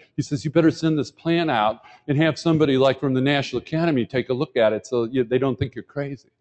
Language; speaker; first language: English; native; English